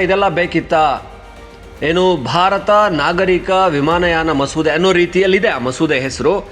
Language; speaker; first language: Kannada; native; Kannada